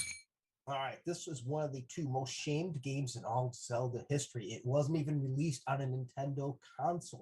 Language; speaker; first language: English; native; English